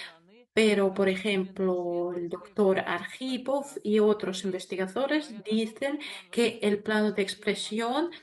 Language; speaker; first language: Spanish; non-native, fluent; Russian